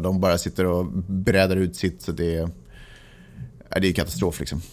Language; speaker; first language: Swedish; native; Swedish